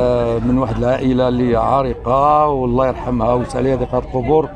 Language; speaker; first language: Arabic; native; Arabic